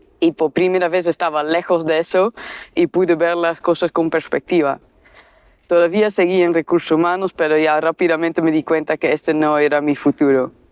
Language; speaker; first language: Spanish; non-native, fluent; Dutch